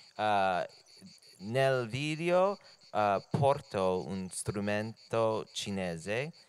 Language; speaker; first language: Italian; non-native, learner; English